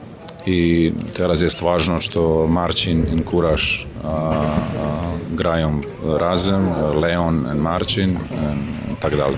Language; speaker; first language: Polish; non-native, learner; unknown